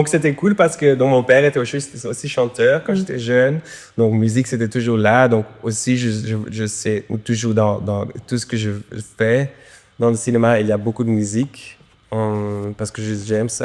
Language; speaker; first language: French; non-native, local second language; Dutch